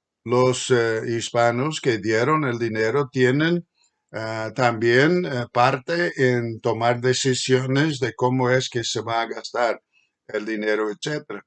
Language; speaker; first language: Spanish; non-native, fluent; English